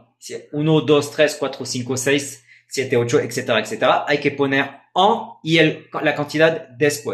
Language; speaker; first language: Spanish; non-native, fluent; French